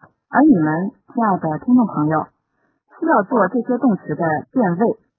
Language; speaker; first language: Chinese; native; Chinese